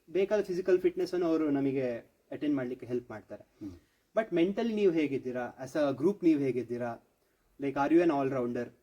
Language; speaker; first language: Kannada; native; Kannada